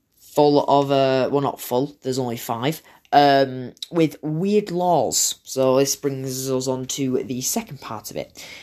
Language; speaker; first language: English; native; English